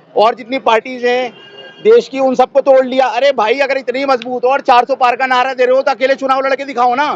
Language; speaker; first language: Hindi; native; Hindi